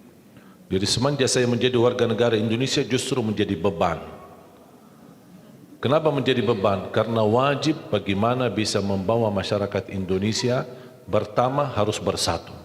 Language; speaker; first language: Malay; non-native, fluent; Arabic